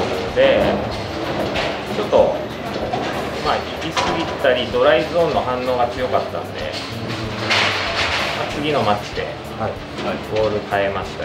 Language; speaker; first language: Japanese; native; Japanese